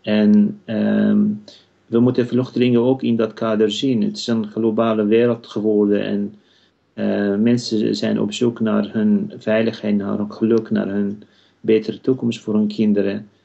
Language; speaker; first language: Dutch; non-native, fluent; Kurdish